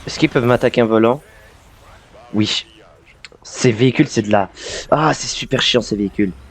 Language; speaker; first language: French; native; French